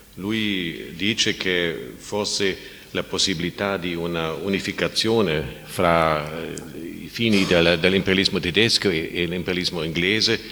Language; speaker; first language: Italian; non-native, learner; German